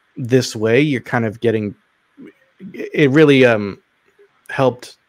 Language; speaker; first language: English; native; English